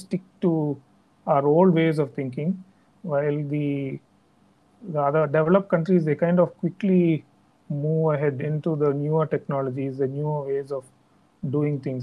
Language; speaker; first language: English; non-native, local second language; Tamil